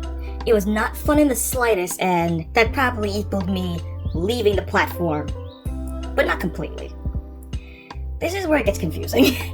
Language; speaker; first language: English; native; English